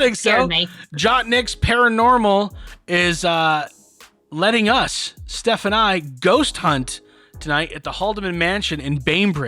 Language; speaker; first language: English; native; English